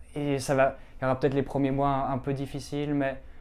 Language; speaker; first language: French; native; French